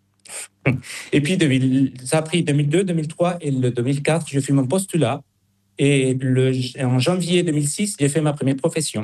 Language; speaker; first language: French; non-native, fluent; Spanish